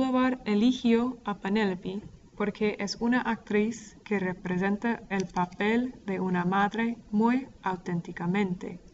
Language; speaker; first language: Spanish; non-native, fluent; English